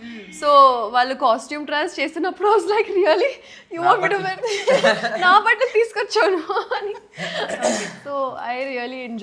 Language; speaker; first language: Telugu; non-native, local second language; Urdu